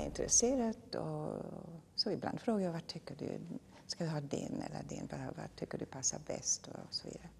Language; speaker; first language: Swedish; non-native, fluent; German